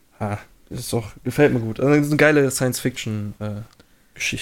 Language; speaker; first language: German; native; German